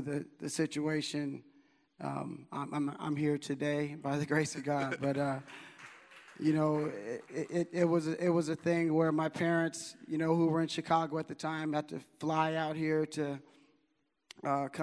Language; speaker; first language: English; native; English